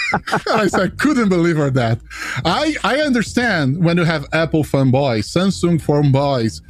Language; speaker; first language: English; non-native, fluent; Portuguese